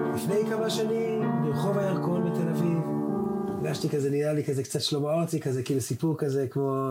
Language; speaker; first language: Hebrew; native; Hebrew